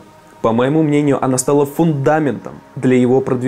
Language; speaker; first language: Russian; native; Russian